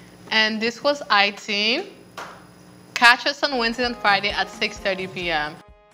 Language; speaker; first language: English; native; English